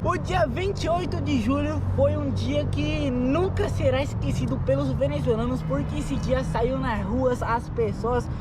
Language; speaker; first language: Portuguese; non-native, fluent; Spanish